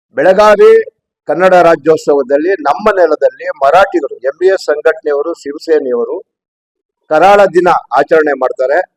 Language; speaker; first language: Kannada; native; Kannada